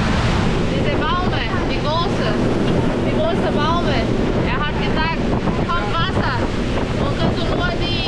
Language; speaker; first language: German; non-native, learner; Portuguese